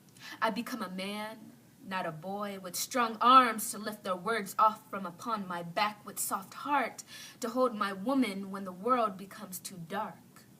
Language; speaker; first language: English; native; English